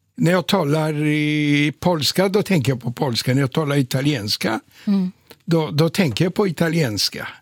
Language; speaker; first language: Swedish; non-native, fluent; Polish